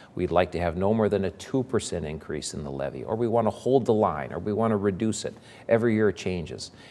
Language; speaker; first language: English; native; English